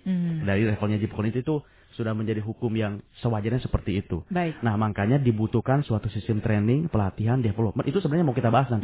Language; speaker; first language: Indonesian; native; Indonesian